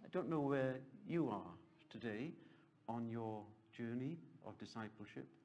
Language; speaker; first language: English; native; English